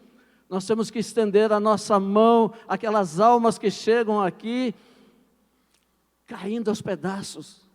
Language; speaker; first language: Portuguese; native; Portuguese